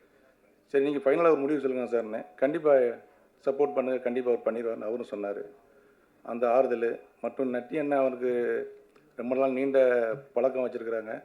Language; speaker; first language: Tamil; native; Tamil